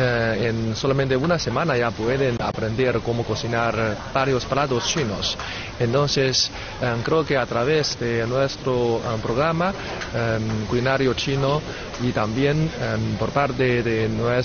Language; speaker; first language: Spanish; non-native, fluent; Chinese